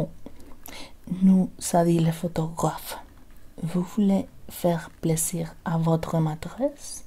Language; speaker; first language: French; non-native, learner; Spanish